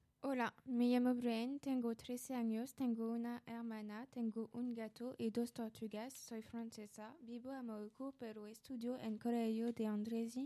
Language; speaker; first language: Spanish; non-native, learner; French